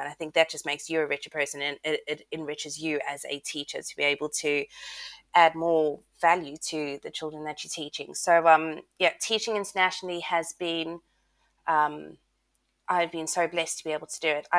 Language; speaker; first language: English; native; English